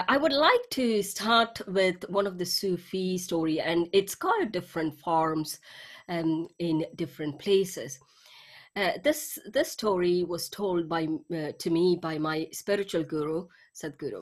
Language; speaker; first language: English; non-native, local second language; Tamil